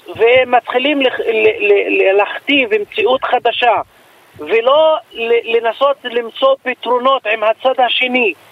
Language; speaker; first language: Hebrew; non-native, local second language; Arabic